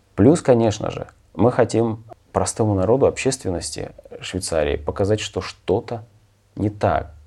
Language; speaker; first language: Russian; native; Russian